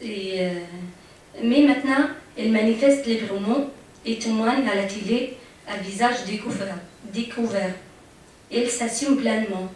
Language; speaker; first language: French; non-native, fluent; Arabic